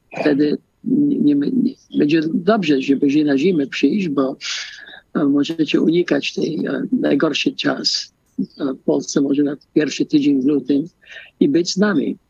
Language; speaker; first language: Polish; early bilingual, heritage; Polish